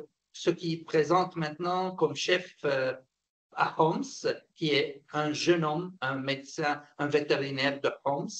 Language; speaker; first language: French; non-native, fluent; Arabic